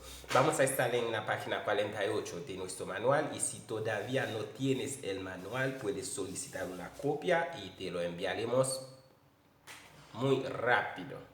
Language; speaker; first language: Spanish; non-native, fluent; Haitian Creole